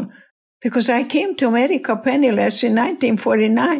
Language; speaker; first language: English; non-native, fluent; Hungarian